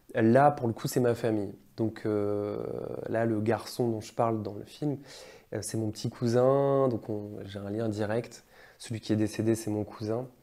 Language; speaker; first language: French; native; French